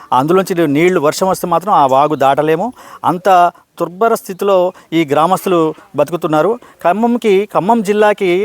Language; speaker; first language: Telugu; native; Telugu